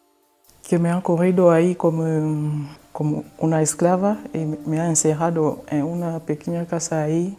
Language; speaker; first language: Spanish; non-native, fluent; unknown